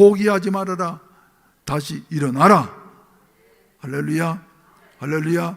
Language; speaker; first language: Korean; native; Korean